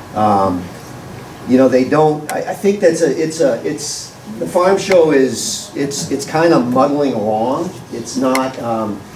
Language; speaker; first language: English; native; English